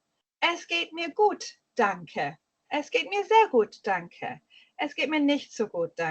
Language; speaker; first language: German; non-native, fluent; English